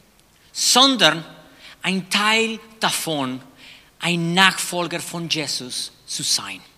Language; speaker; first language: German; non-native, fluent; Spanish